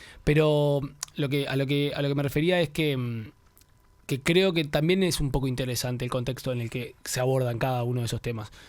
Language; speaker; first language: Spanish; native; Spanish